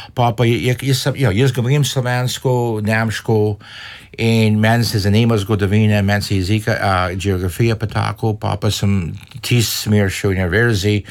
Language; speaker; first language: Slovenian; early bilingual, heritage; Slovenian